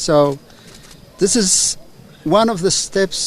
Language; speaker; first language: English; non-native, local second language; Amharic